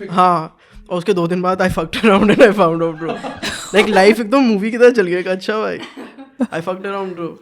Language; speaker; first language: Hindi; early bilingual, heritage; Hindi